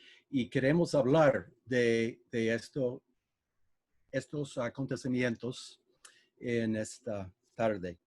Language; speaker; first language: Spanish; non-native, fluent; English